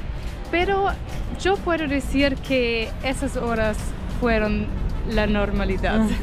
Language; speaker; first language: Spanish; non-native, fluent; German